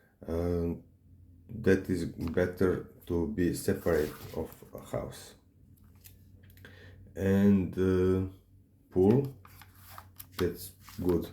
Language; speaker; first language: English; non-native, learner; Serbian